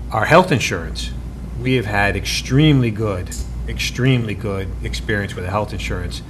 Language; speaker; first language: English; native; English